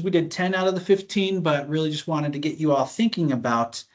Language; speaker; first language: English; native; English